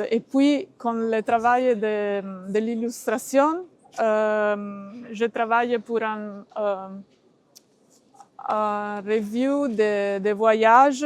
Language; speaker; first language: French; non-native, learner; Italian